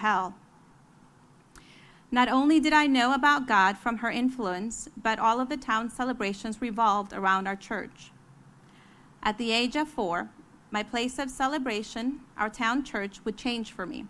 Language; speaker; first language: English; early bilingual, other home language; Spanish